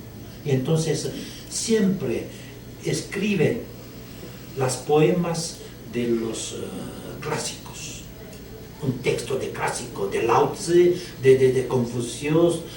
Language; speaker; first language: Spanish; non-native, learner; Chinese